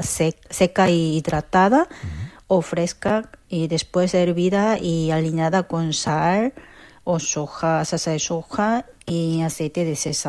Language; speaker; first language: Spanish; non-native, learner; Korean